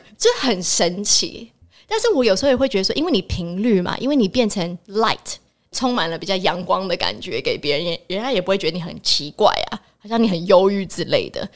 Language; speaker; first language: Chinese; early bilingual, heritage; Chinese